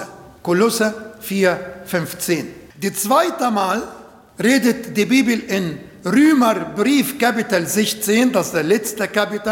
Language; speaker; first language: German; non-native, learner; Arabic